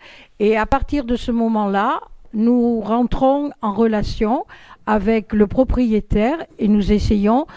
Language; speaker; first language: French; native; French